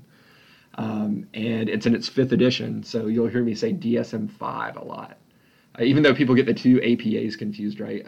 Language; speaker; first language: English; native; English